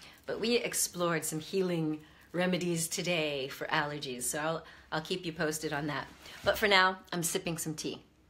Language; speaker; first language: English; native; English